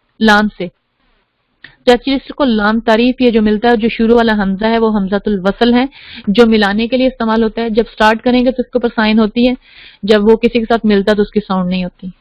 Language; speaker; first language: Urdu; native; Urdu